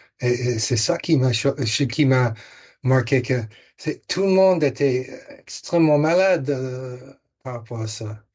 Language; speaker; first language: French; non-native, fluent; English